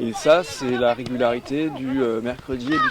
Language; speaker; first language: French; native; French